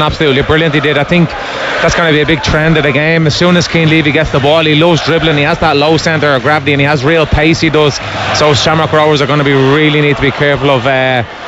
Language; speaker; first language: English; native; English